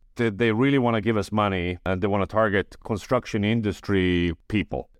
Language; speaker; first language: English; non-native, fluent; Estonian